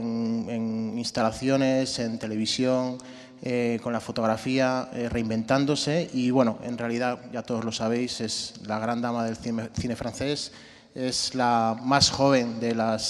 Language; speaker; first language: Spanish; native; Spanish